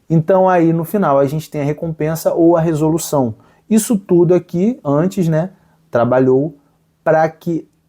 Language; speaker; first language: Portuguese; native; Portuguese